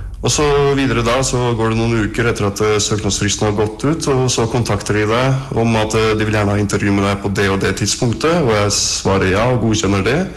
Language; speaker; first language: Norwegian; early bilingual, other home language; Russian